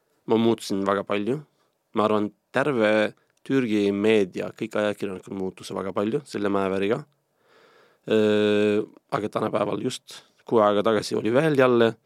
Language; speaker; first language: Estonian; non-native, fluent; Turkish